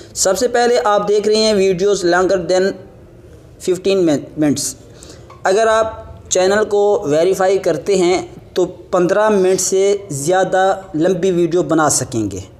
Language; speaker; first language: Urdu; non-native, local second language; Punjabi